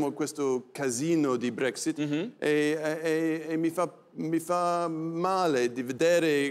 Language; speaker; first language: Italian; non-native, learner; English